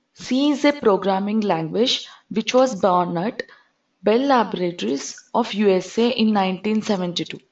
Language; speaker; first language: English; non-native, local second language; Telugu